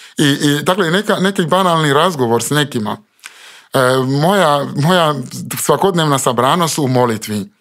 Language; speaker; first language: Croatian; non-native, fluent; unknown